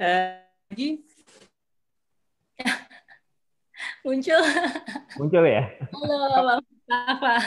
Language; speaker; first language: Indonesian; non-native, learner; Turkish